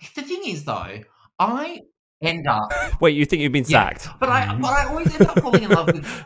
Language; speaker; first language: English; native; English